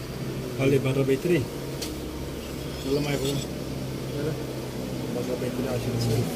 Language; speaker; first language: Arabic; non-native, learner; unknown